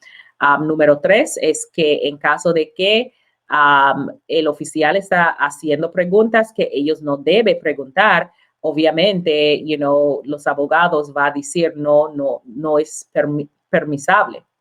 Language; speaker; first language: Spanish; non-native, learner; English